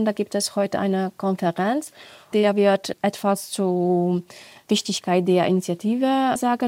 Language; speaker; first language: German; non-native, fluent; Polish